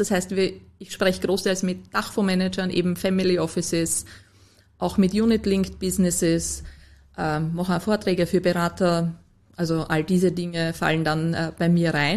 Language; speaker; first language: German; native; German